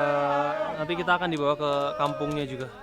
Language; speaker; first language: Indonesian; native; Indonesian